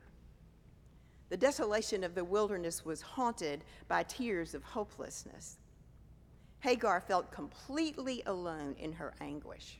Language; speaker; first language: English; native; English